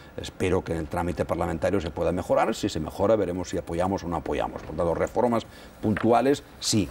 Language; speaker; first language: Spanish; non-native, local second language; Catalan